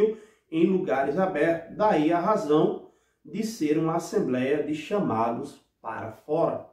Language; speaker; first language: Portuguese; native; Portuguese